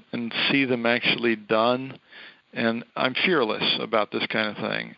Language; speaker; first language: English; native; English